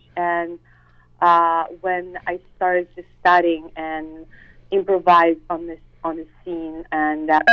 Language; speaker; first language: English; non-native, fluent; Russian